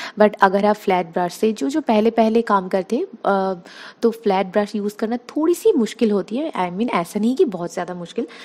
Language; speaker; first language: Hindi; non-native, local second language; Bangla